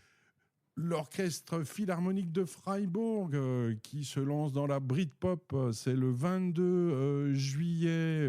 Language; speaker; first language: French; native; French